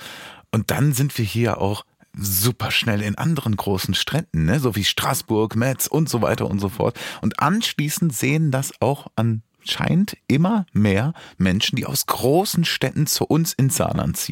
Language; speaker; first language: German; native; German